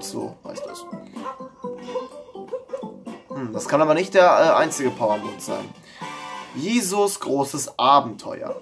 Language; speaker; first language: German; native; German